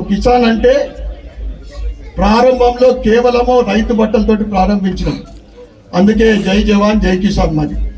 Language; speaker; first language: Telugu; native; Telugu